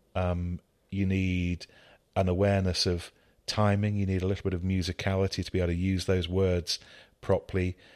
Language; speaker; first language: English; native; English